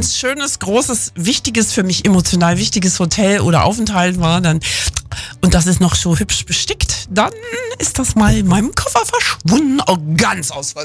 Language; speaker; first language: German; native; German